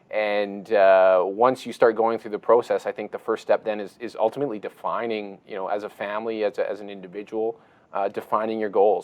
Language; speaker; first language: English; native; English